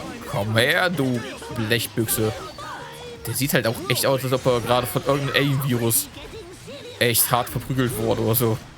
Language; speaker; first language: German; native; German